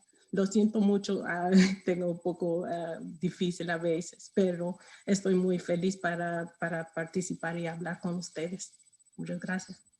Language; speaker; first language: Spanish; non-native, learner; English